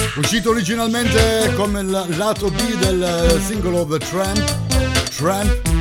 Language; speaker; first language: Italian; native; Italian